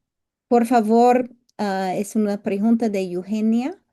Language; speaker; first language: Spanish; non-native, learner; English